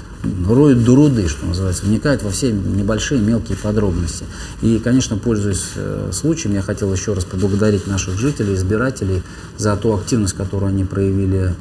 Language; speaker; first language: Russian; native; Russian